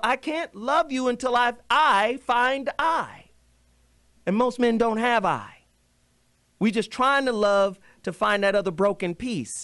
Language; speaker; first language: English; native; English